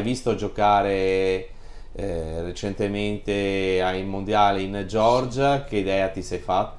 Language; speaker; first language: Italian; native; Italian